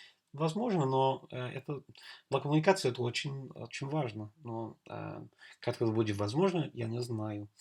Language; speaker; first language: Russian; non-native, learner; English